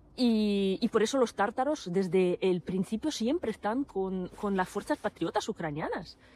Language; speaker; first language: Spanish; non-native, fluent; Ukrainian